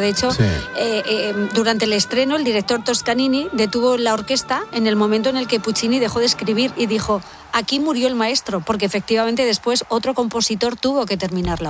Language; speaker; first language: Spanish; native; Spanish